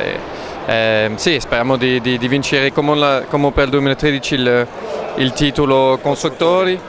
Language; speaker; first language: Italian; non-native, learner; French